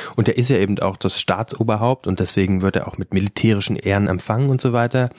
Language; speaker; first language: German; native; German